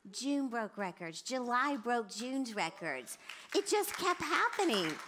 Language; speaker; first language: English; native; English